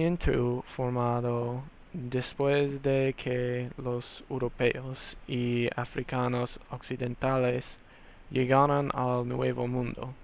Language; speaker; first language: Spanish; non-native, learner; English